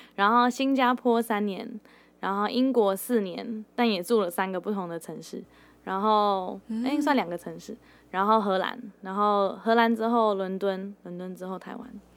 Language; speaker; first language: Chinese; early bilingual, heritage; Chinese